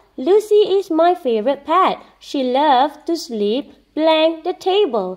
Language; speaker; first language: English; non-native, local second language; Malay